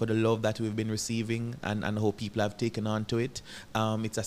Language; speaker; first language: English; non-native, local second language; Jamaican Creole English